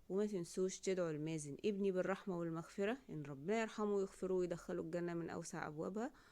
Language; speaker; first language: Arabic; native; Arabic